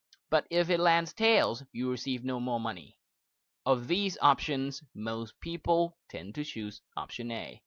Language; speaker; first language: English; non-native, fluent; Thai